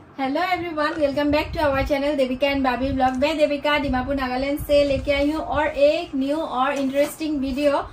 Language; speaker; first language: Hindi; non-native, local second language; Bangla